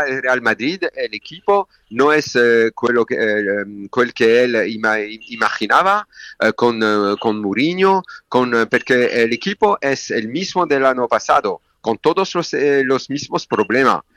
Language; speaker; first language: Spanish; non-native, fluent; French